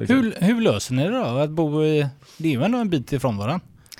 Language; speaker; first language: Swedish; native; Swedish